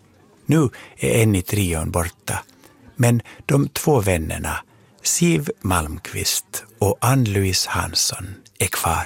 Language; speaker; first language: Swedish; native; Swedish